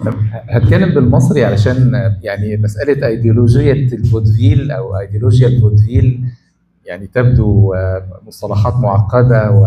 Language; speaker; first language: Arabic; native; Arabic